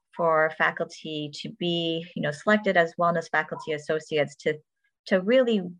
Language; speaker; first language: English; native; English